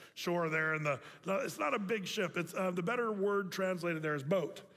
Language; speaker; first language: English; native; English